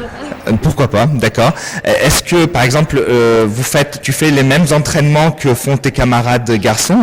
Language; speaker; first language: French; native; French